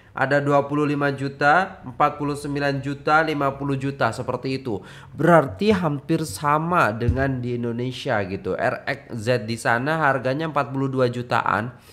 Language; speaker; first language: Indonesian; native; Indonesian